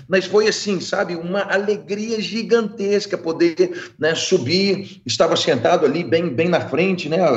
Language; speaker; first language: Portuguese; early bilingual, other home language; English